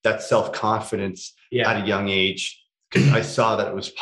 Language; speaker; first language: English; native; English